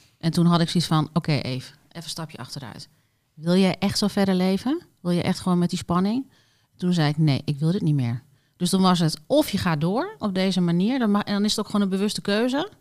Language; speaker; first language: Dutch; native; Dutch